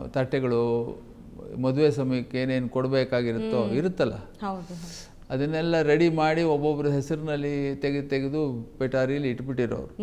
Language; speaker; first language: Kannada; native; Kannada